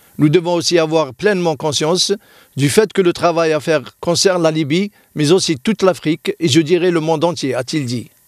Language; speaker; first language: French; non-native, local second language; Arabic